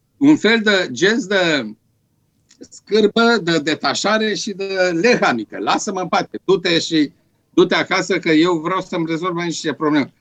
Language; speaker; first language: Romanian; native; Romanian